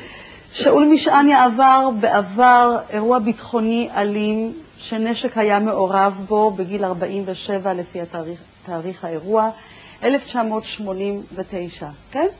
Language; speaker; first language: Hebrew; native; Hebrew